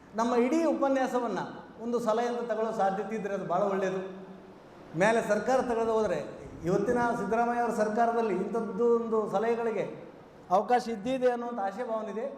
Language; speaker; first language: Kannada; native; Kannada